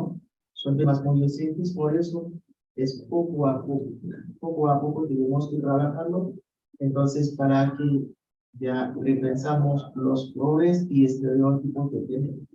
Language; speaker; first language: Spanish; non-native, fluent; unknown